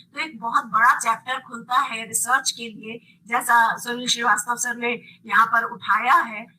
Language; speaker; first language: Hindi; native; Hindi